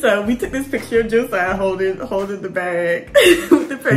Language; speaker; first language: English; native; English